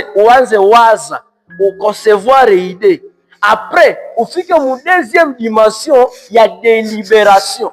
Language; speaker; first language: French; non-native, local second language; Swahili